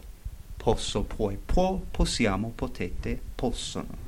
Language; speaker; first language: Italian; non-native, fluent; English